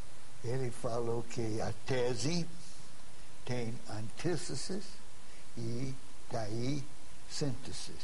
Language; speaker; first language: Portuguese; non-native, fluent; English